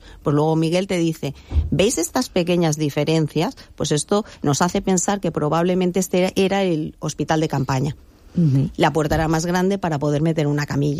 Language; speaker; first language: Spanish; native; Spanish